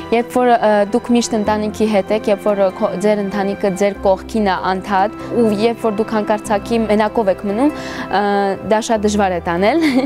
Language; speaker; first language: Armenian; early bilingual, heritage; Armenian